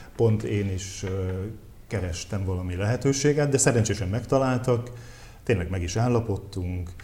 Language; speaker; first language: Hungarian; native; Hungarian